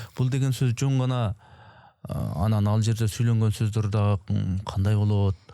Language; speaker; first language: Kyrgyz; native; Kyrgyz